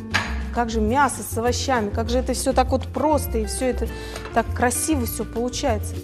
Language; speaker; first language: Russian; native; Russian